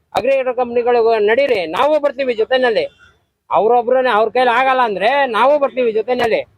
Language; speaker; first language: Kannada; native; Kannada